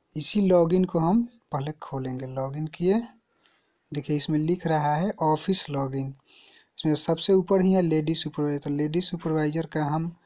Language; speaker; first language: Hindi; native; Hindi